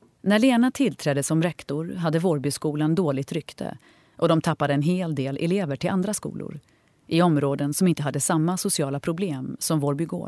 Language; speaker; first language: Swedish; native; Swedish